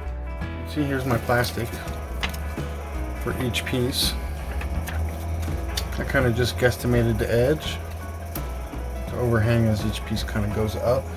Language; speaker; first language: English; native; English